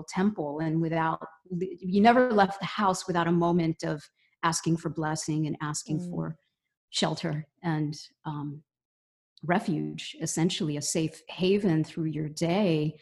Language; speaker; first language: English; native; English